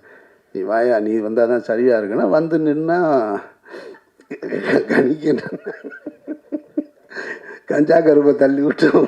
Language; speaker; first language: Tamil; native; Tamil